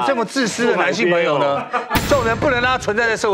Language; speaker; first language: Chinese; native; Chinese